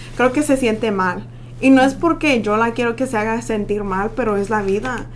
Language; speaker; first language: Spanish; early bilingual, heritage; Spanish